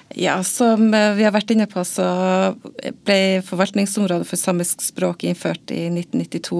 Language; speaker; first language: Norwegian; native; Norwegian